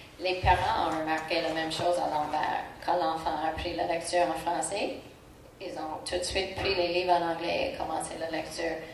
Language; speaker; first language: French; non-native, local second language; English